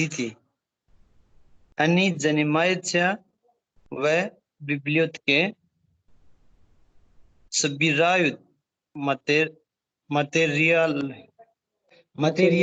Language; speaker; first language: Russian; non-native, learner; Hindi